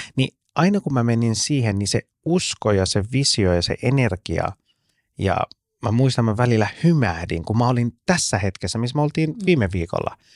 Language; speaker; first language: Finnish; early bilingual, other home language; Persian